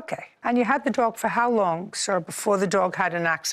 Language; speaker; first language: English; native; English